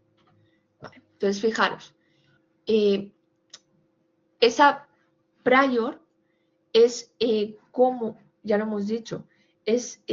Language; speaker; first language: Spanish; native; Spanish